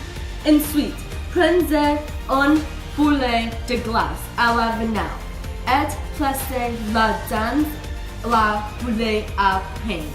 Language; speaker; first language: French; non-native, learner; English